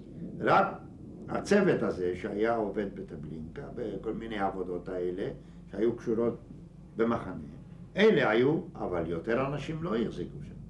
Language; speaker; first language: Hebrew; non-native, fluent; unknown